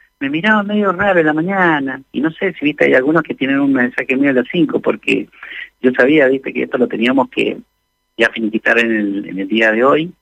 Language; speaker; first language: Spanish; native; Spanish